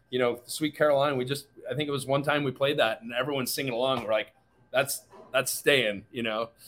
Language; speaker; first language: English; native; English